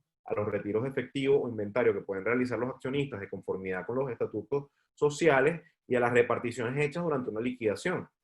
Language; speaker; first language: Spanish; native; Spanish